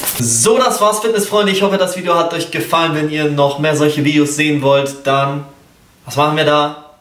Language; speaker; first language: German; early bilingual, other home language; Polish